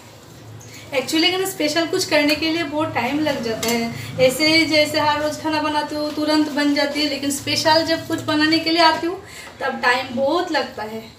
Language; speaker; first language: Hindi; non-native, local second language; Bangla